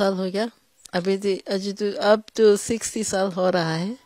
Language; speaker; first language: Hindi; non-native, local second language; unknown